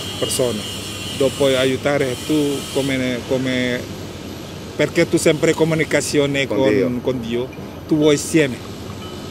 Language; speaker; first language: Italian; non-native, learner; Indonesian